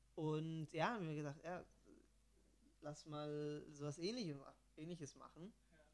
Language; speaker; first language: German; non-native, fluent; Italian